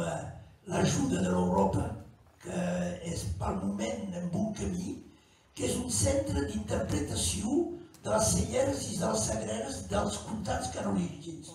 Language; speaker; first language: Catalan; non-native, local second language; French